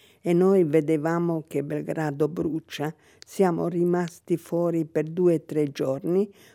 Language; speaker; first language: Italian; non-native, fluent; Hungarian